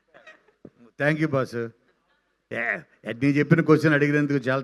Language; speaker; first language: Telugu; native; Telugu